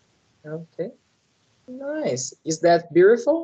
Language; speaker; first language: English; non-native, learner; Portuguese